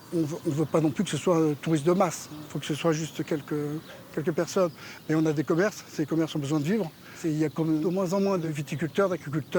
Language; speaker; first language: French; native; French